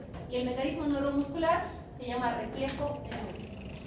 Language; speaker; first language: Spanish; native; Spanish